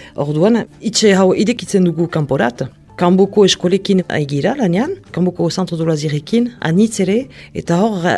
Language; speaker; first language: Basque; native; Basque